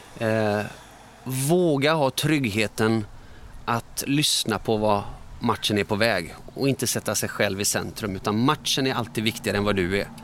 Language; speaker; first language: Swedish; early bilingual, other home language; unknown